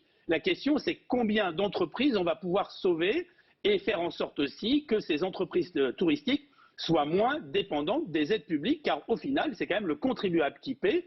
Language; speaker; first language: French; native; French